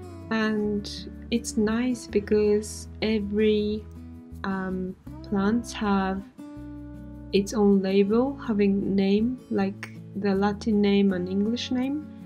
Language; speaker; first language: English; non-native, fluent; Japanese